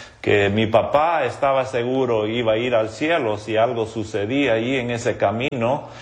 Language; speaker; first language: Spanish; non-native, local second language; English